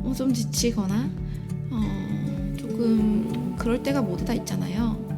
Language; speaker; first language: Korean; native; Korean